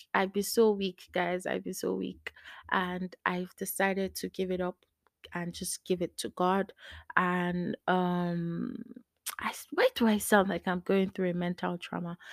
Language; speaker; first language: English; non-native, local second language; Yoruba